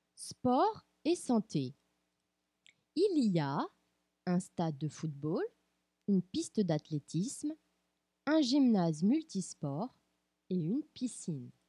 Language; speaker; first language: French; non-native, fluent; Portuguese